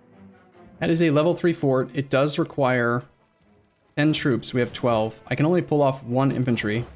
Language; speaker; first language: English; native; English